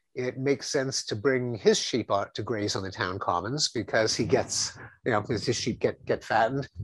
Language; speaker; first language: English; native; English